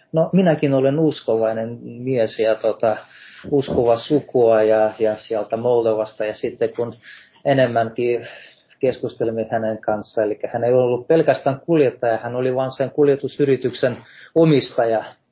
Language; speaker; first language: Finnish; non-native, fluent; Russian